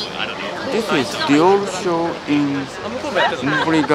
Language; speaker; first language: English; non-native, learner; Japanese